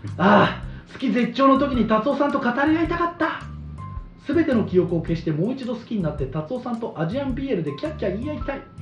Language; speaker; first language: Japanese; native; Japanese